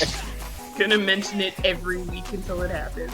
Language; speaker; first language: English; native; English